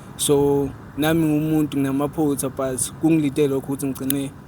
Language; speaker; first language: Zulu; native; Zulu